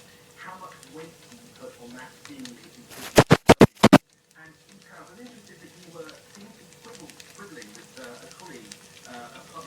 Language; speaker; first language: English; native; English